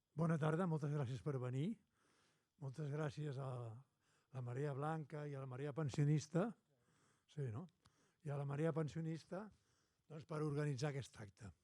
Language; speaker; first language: Catalan; native; Catalan